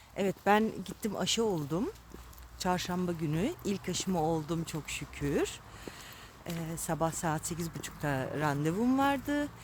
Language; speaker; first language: Turkish; early bilingual, heritage; Turkish